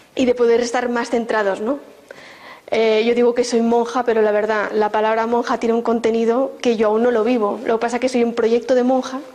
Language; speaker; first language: Spanish; native; Spanish